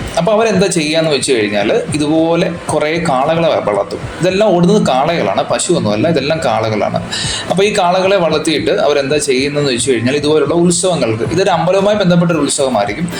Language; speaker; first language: Malayalam; native; Malayalam